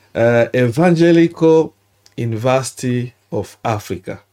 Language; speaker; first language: English; non-native, learner; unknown